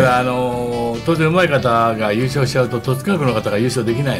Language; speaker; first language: Japanese; native; Japanese